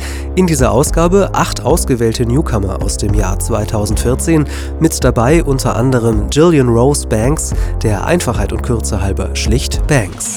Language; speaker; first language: German; native; German